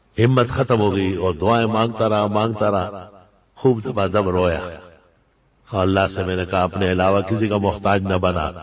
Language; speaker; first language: Urdu; non-native, local second language; Pashto